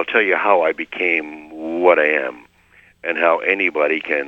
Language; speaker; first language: English; native; English